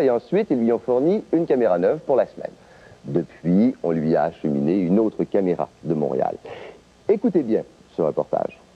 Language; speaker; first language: French; native; French